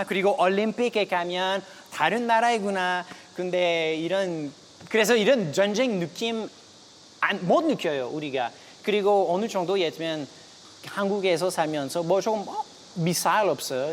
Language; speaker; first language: Korean; non-native, learner; French